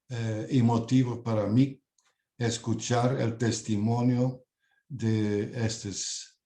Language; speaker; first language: Spanish; non-native, fluent; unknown